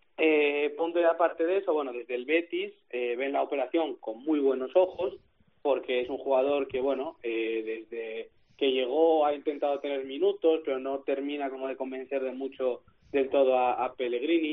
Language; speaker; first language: Spanish; native; Spanish